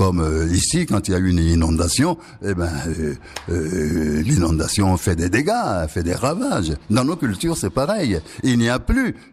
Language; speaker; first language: French; non-native, local second language; Ewe